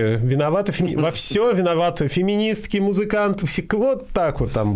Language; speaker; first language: Russian; native; Russian